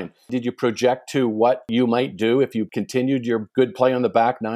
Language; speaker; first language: English; native; English